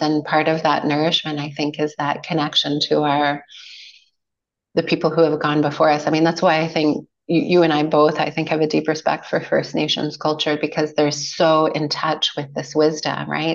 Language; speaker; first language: English; native; English